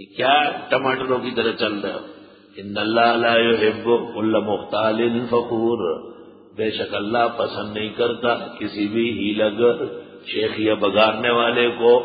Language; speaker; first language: Urdu; non-native, local second language; Pashto